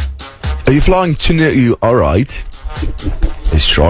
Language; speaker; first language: English; non-native, fluent; Lithuanian